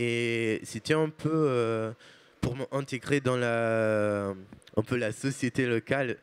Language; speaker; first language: French; non-native, fluent; Portuguese